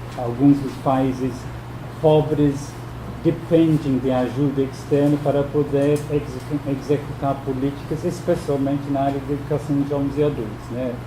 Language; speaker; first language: Portuguese; non-native, fluent; English